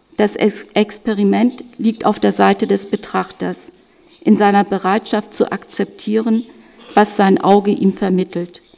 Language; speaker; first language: German; native; German